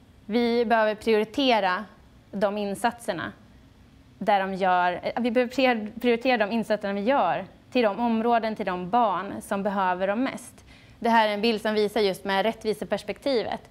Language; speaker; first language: Swedish; native; Swedish